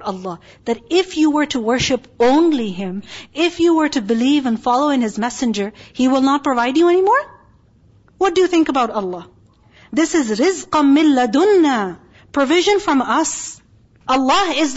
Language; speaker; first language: English; non-native, local second language; Urdu